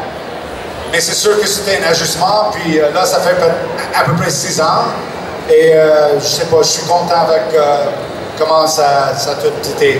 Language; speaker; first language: French; non-native, local second language; English